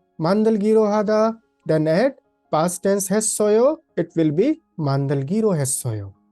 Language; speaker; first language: Korean; non-native, fluent; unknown